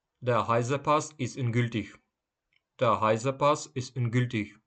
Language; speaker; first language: German; non-native, fluent; Ukrainian